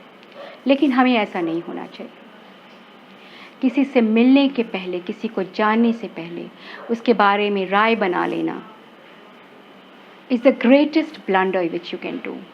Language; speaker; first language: Hindi; native; Hindi